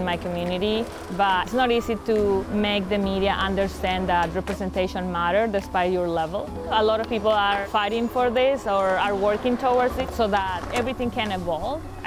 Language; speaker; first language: English; non-native, fluent; Spanish